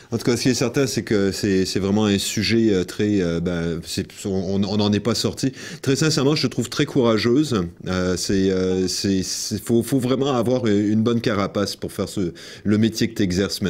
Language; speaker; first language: French; native; French